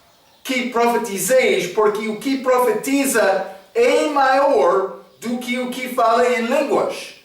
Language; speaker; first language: Portuguese; non-native, learner; English